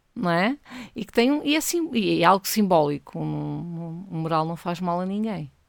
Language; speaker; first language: Portuguese; native; Portuguese